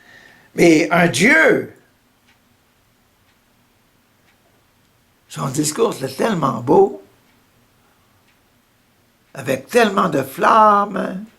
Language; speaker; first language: French; native; French